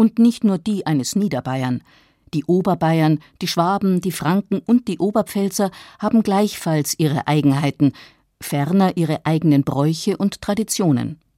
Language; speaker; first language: German; native; German